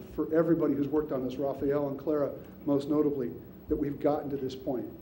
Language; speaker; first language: English; native; English